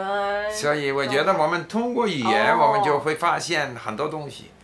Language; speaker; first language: Chinese; non-native, fluent; English